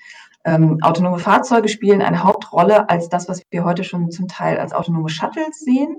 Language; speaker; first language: German; native; German